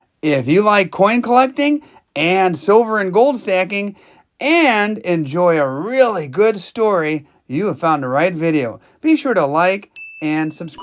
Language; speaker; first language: English; native; English